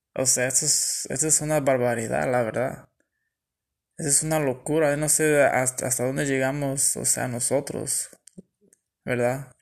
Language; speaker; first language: Spanish; early bilingual, heritage; Spanish